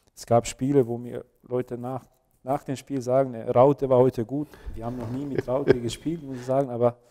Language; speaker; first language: German; non-native, fluent; Bosnian